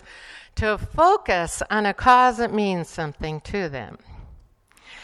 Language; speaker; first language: English; non-native, fluent; Spanish